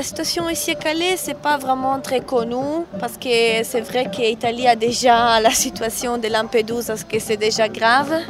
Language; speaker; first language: French; non-native, learner; Italian